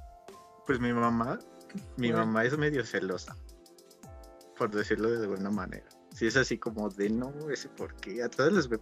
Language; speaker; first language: Spanish; native; Spanish